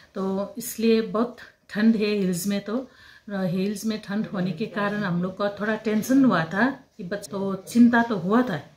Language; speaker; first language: Hindi; non-native, local second language; Nepali